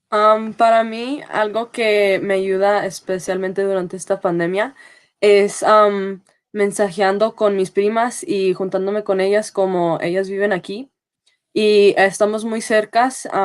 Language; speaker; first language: Spanish; early bilingual, heritage; Spanish